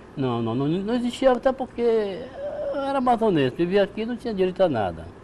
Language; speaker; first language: Portuguese; native; Portuguese